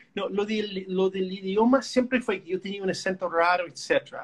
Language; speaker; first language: Spanish; non-native, fluent; English